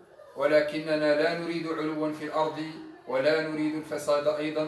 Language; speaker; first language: Arabic; native; Arabic